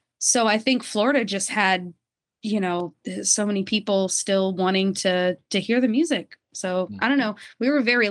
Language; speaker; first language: English; native; English